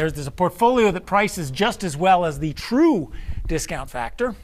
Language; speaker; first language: English; native; English